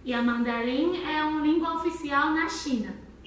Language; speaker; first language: Portuguese; non-native, learner; Chinese